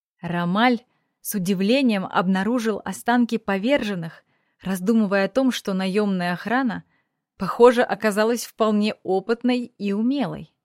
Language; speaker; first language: Russian; native; Russian